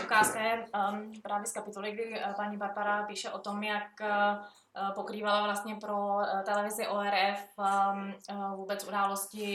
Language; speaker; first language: Czech; native; Czech